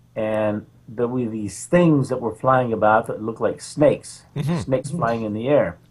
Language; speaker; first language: English; native; English